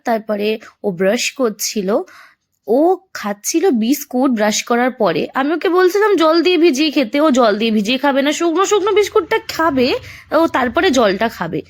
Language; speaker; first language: Bangla; non-native, local second language; Hindi